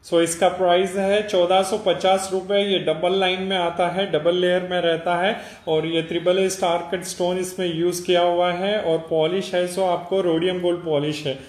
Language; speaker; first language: Hindi; non-native, local second language; Telugu